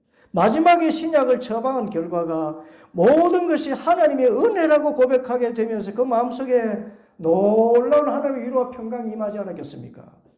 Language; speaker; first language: Korean; native; Korean